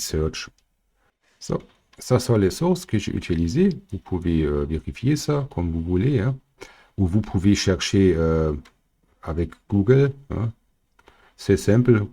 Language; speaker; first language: French; non-native, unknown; German